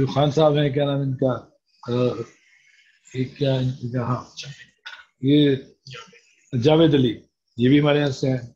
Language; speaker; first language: Hindi; native; Hindi